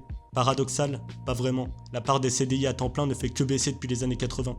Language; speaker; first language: French; native; French